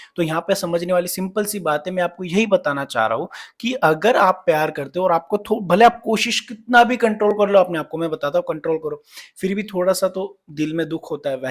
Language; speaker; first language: Hindi; non-native, local second language; Marathi